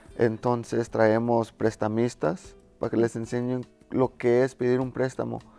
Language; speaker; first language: Spanish; early bilingual, heritage; Spanish